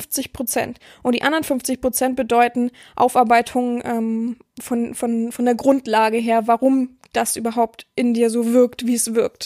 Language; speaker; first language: German; native; German